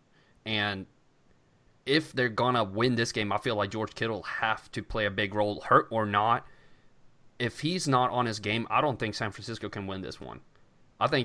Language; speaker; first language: English; non-native, fluent; Swedish